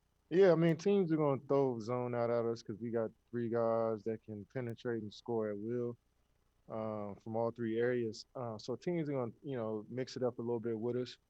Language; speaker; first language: English; native; English